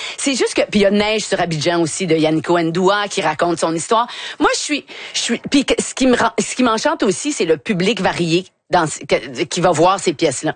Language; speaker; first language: French; native; French